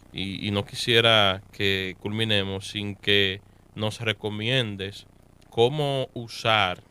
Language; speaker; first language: Spanish; native; Spanish